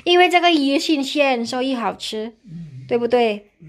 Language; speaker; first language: Chinese; non-native, learner; Javanese